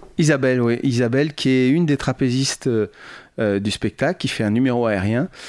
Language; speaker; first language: French; native; French